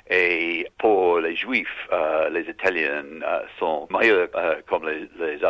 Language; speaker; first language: French; non-native, learner; English